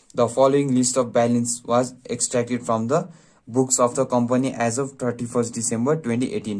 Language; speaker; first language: English; non-native, local second language; Nepali